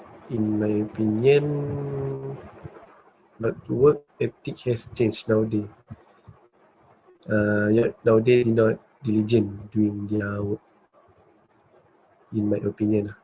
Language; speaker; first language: English; non-native, learner; Malay